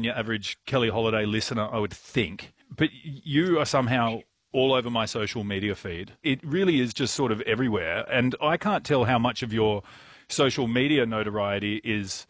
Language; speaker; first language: English; native; English